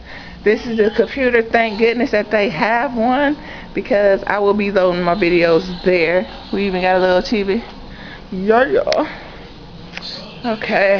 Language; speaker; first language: English; native; English